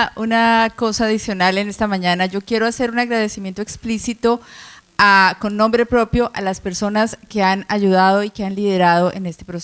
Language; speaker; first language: Spanish; native; Spanish